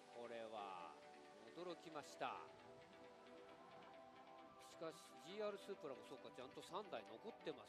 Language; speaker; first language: Japanese; native; Japanese